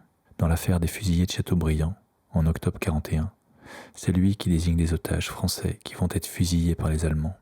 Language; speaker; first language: French; native; French